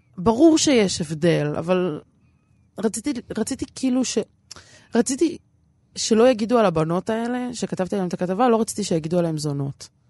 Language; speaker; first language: Hebrew; early bilingual, other home language; Russian